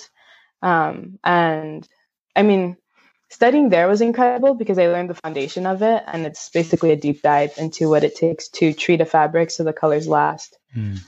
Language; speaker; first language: English; native; English